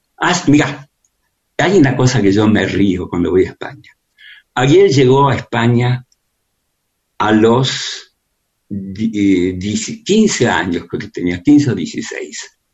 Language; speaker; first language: Spanish; early bilingual, other home language; Russian